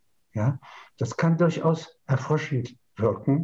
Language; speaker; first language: German; native; German